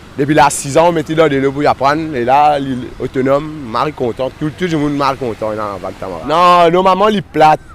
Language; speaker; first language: French; non-native, local second language; Morisyen